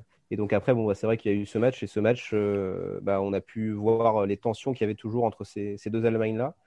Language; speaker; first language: French; native; French